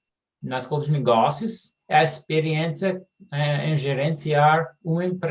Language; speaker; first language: Portuguese; non-native, fluent; English